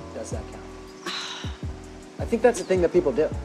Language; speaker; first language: English; native; English